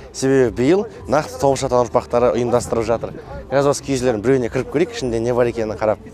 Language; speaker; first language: Kazakh; native; Kazakh